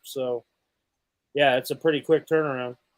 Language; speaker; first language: English; native; English